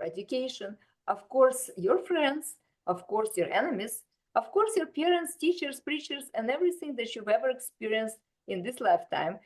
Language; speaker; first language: English; non-native, fluent; Russian